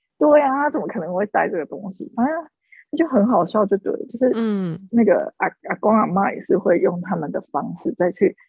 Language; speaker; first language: Chinese; native; Chinese